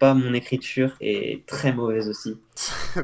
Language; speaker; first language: French; native; French